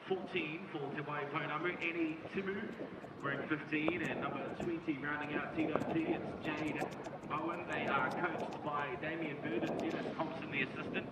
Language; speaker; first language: English; native; English